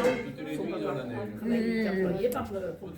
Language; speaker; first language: French; early bilingual, other home language; Vietnamese